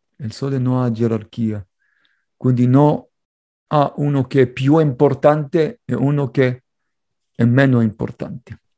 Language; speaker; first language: Italian; non-native, fluent; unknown